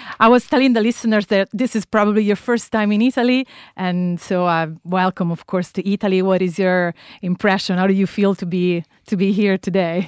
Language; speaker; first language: English; non-native, fluent; Italian